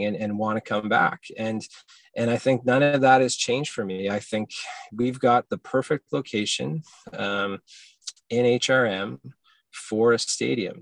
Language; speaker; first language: English; native; English